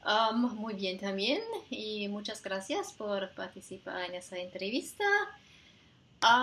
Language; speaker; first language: Spanish; non-native, fluent; Portuguese